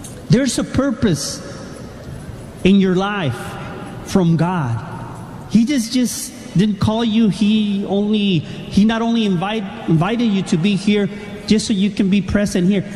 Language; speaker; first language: English; non-native, fluent; Spanish